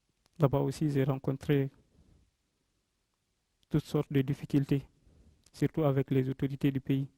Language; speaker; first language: French; non-native, local second language; Fula